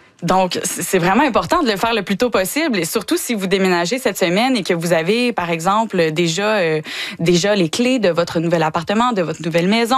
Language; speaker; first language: French; native; French